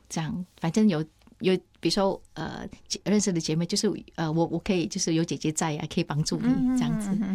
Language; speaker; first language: Chinese; non-native, fluent; Vietnamese